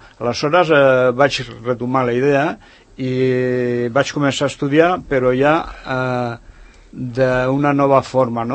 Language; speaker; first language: Catalan; non-native, local second language; Spanish